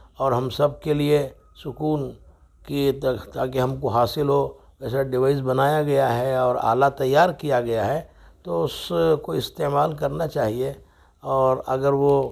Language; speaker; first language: Hindi; non-native, local second language; Urdu